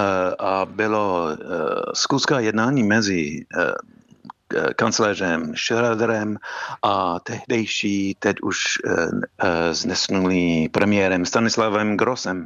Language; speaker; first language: Czech; non-native, fluent; English